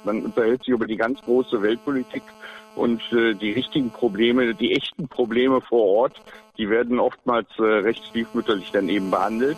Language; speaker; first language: German; native; German